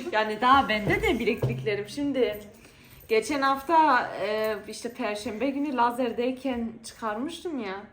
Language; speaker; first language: Turkish; early bilingual, heritage; Turkish